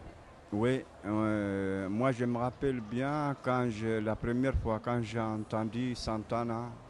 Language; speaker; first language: French; non-native, local second language; Tamasheq